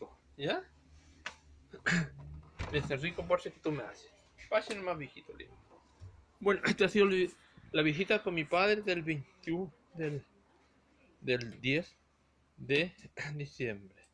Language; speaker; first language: Spanish; native; Spanish